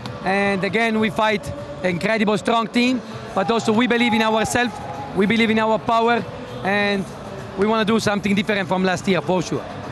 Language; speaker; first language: English; non-native, fluent; Italian